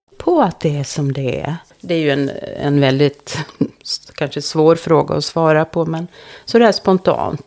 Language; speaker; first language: Swedish; native; Swedish